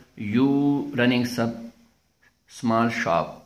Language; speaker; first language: English; non-native, local second language; Pashto